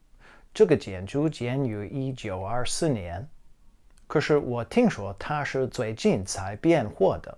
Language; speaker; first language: Chinese; non-native, fluent; English